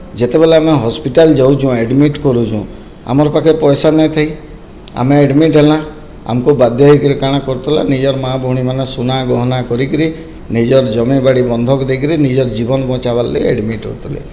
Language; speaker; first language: Odia; native; Odia